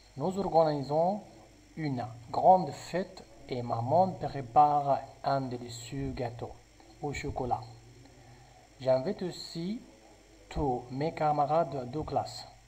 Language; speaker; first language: French; non-native, local second language; Arabic